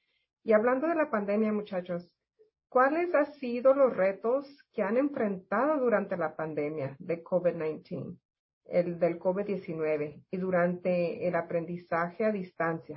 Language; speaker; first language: Spanish; native; Spanish